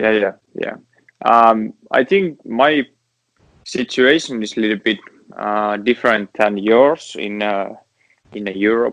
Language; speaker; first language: English; non-native, learner; Finnish